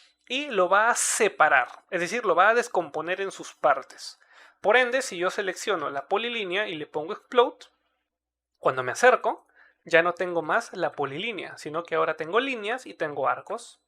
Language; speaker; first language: Spanish; native; Spanish